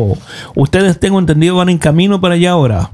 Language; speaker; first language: Spanish; native; Spanish